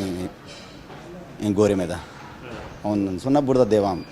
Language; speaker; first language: Turkish; non-native, learner; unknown